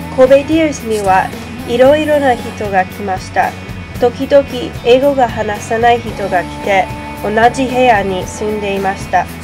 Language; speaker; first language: Japanese; non-native, learner; English